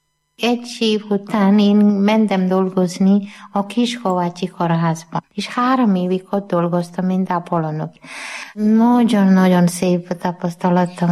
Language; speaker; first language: Hungarian; non-native, learner; Malayalam